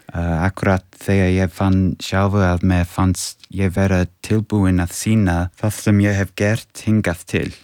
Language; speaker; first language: Icelandic; non-native, fluent; English